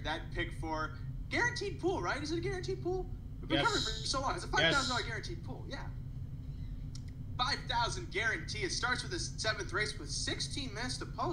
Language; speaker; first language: English; native; English